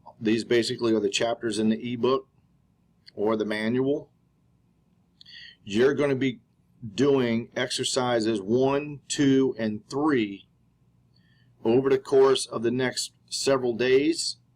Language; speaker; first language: English; native; English